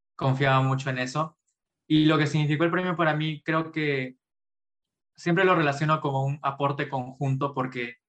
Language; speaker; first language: Spanish; native; Spanish